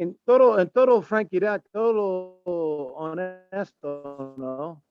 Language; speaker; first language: Spanish; non-native, learner; English